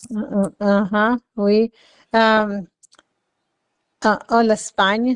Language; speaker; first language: French; non-native, learner; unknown